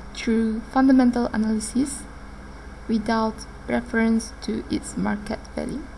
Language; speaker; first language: English; non-native, local second language; Malay